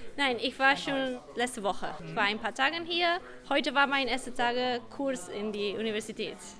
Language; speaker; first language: German; non-native, learner; Spanish